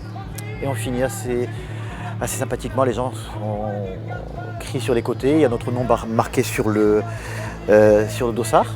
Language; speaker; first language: French; native; French